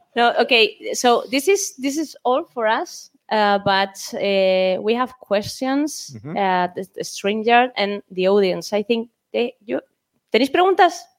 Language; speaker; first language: English; non-native, fluent; Spanish